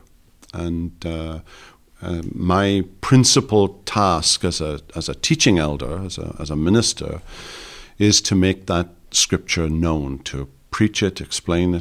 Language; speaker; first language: English; native; English